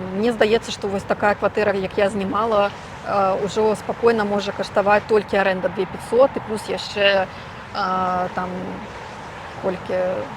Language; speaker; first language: Belarusian; non-native, local second language; Russian